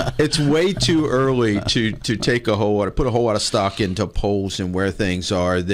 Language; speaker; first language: English; native; English